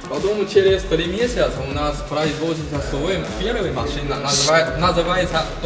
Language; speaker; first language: Russian; non-native, learner; Chinese